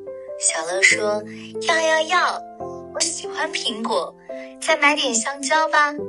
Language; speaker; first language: Chinese; native; Chinese